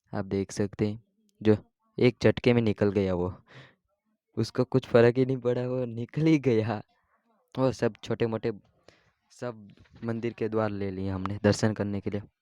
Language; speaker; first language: Hindi; non-native, local second language; Gujarati